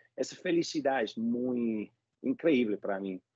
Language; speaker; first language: Portuguese; non-native, learner; Spanish